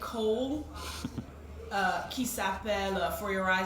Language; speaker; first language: French; non-native, fluent; English